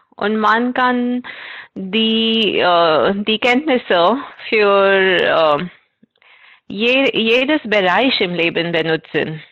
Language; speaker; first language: German; non-native, fluent; Marathi